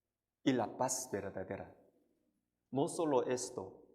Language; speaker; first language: Spanish; non-native, fluent; Korean